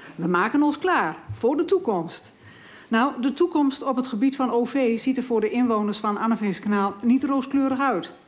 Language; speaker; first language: Dutch; native; Dutch